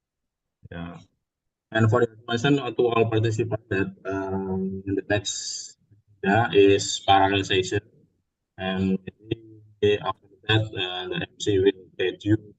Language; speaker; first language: English; non-native, learner; Indonesian